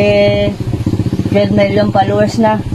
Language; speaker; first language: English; non-native, learner; Filipino